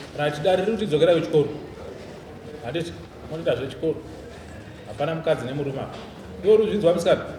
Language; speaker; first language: Shona; native; Shona